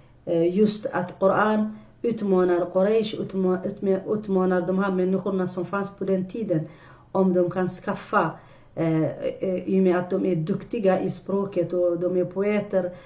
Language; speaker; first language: Swedish; non-native, fluent; Arabic